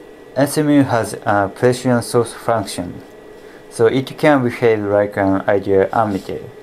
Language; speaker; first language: English; non-native, fluent; Japanese